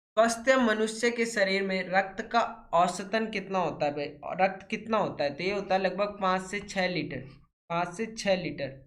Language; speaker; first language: Hindi; native; Hindi